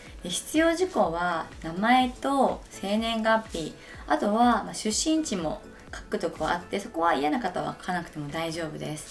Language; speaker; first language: Japanese; native; Japanese